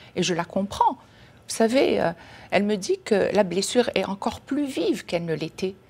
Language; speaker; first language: French; non-native, local second language; Kabyle